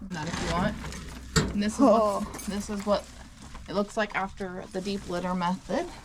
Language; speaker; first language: English; native; English